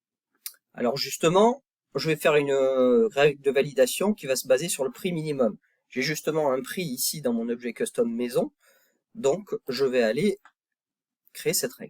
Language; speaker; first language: French; native; French